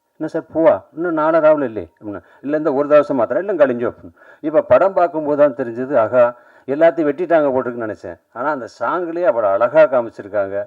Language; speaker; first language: Tamil; native; Tamil